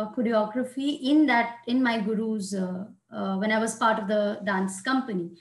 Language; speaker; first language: English; non-native, local second language; Hindi